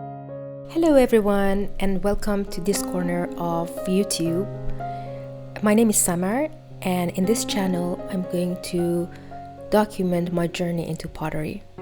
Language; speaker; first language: English; non-native, fluent; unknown